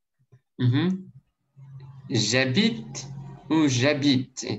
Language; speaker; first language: French; non-native, learner; Russian